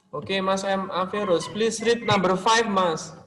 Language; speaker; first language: English; non-native, local second language; Indonesian